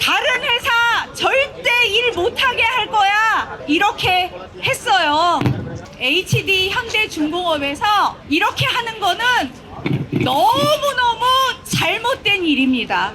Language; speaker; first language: Korean; non-native, fluent; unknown